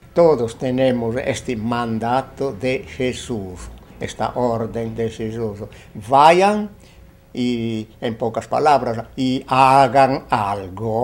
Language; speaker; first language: Spanish; non-native, fluent; Italian